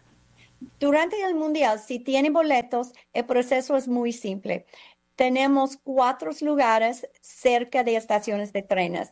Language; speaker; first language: Spanish; non-native, fluent; English